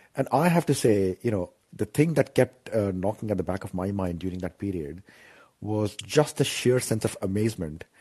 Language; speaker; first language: English; non-native, local second language; Hindi